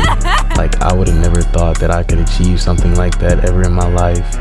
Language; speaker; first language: English; native; English